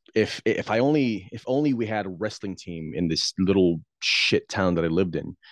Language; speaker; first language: English; non-native, local second language; Filipino